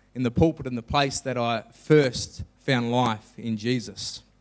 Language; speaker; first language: English; native; English